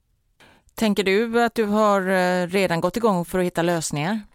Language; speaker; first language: Swedish; native; Swedish